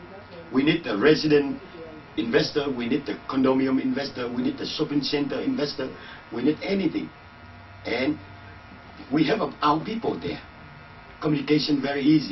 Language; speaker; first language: English; non-native, learner; Vietnamese